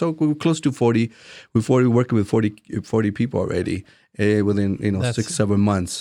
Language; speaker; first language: English; non-native, fluent; Spanish